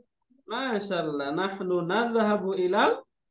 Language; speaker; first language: Arabic; non-native, fluent; Bangla